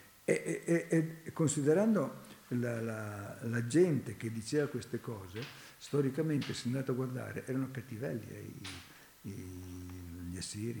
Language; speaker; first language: Italian; native; Italian